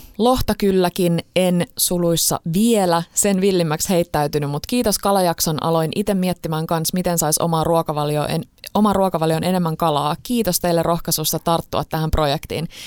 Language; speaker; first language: Finnish; native; Finnish